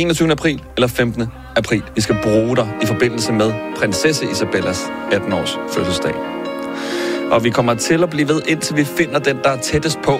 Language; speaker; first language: Danish; native; Danish